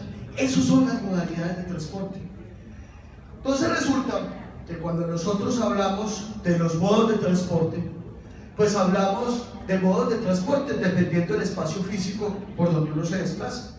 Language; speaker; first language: Spanish; native; Spanish